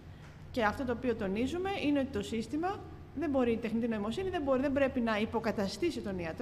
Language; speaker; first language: Greek; native; Greek